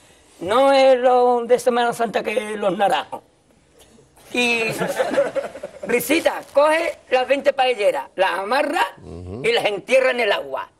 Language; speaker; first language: Spanish; native; Spanish